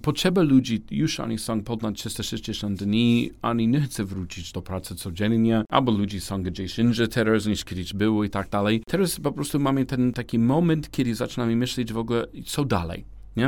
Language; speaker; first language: Polish; non-native, learner; English